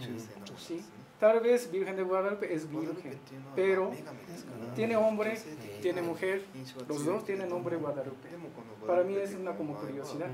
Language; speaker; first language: Spanish; non-native, learner; Japanese